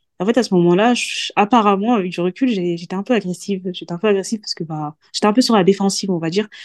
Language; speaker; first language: French; early bilingual, other home language; Mandingo